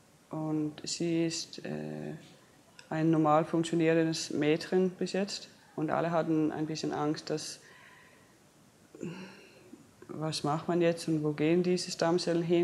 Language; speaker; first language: German; non-native, fluent; Danish